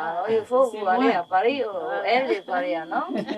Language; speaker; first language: French; non-native, learner; Vietnamese